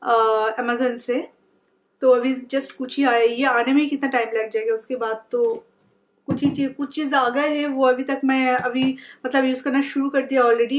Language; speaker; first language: Hindi; non-native, local second language; Bangla